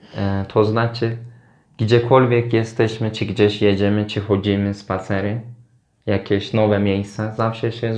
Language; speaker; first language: Polish; non-native, learner; Turkish